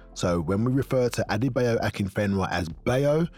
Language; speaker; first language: English; native; English